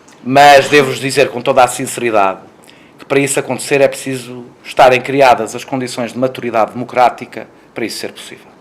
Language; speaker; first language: Portuguese; native; Portuguese